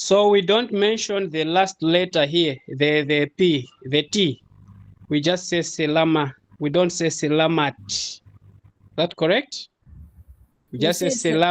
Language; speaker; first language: English; non-native, fluent; Nyanja